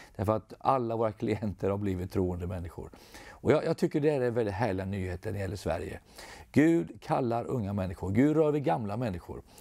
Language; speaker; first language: Swedish; native; Swedish